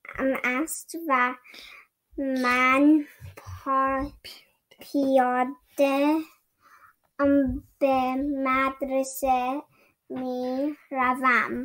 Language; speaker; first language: Persian; early bilingual, heritage; Persian